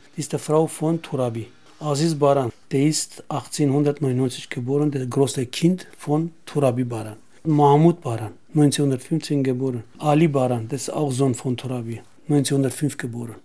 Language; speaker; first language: German; non-native, learner; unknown